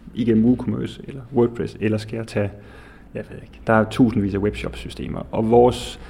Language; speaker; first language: Danish; native; Danish